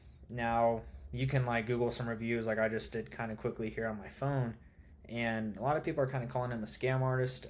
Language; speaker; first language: English; native; English